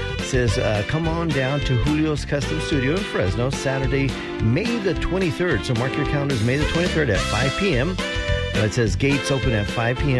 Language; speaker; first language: English; early bilingual, other home language; Spanish